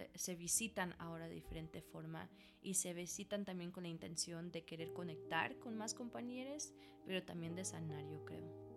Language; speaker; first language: Spanish; early bilingual, heritage; Spanish